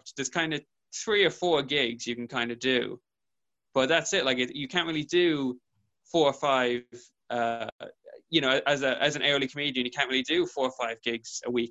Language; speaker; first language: English; native; English